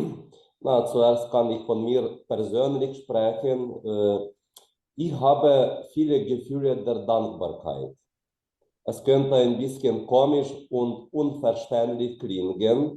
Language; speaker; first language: German; non-native, fluent; Ukrainian